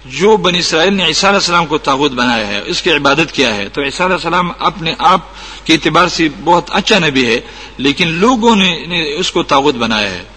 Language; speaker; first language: Urdu; non-native, local second language; Pashto